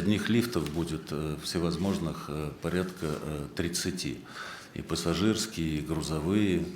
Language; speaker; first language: Russian; native; Russian